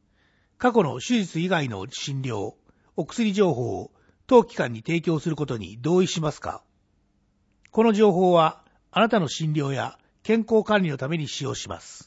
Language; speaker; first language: Japanese; native; Japanese